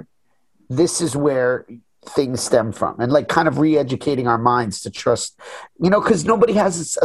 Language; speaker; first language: English; native; English